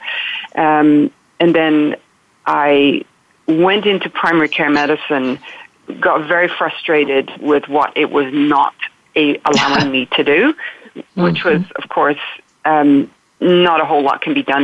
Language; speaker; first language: English; native; English